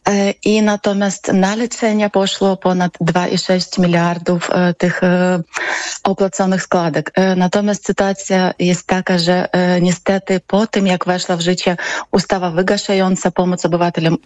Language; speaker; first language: Polish; non-native, fluent; Ukrainian